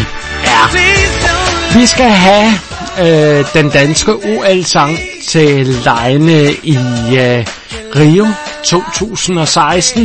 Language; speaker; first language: Danish; native; Danish